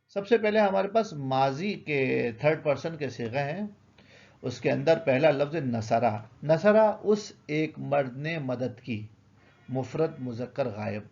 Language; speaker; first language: Urdu; native; Urdu